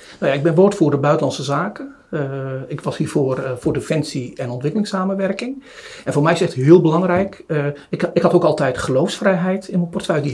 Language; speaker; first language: Dutch; early bilingual, other home language; Turoyo